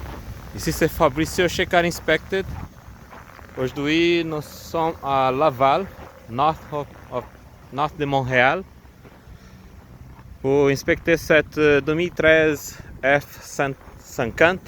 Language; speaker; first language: French; non-native, learner; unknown